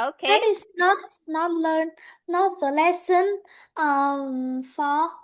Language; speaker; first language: English; non-native, learner; Vietnamese